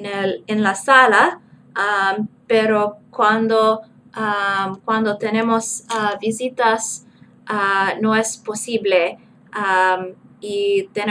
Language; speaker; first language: Spanish; non-native, learner; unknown